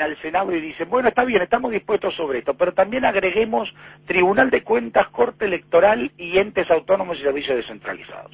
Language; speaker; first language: Spanish; native; Spanish